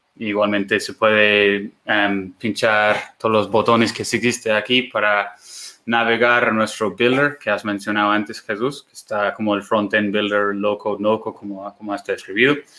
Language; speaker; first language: Spanish; non-native, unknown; English